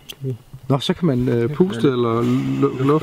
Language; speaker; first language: Danish; native; Danish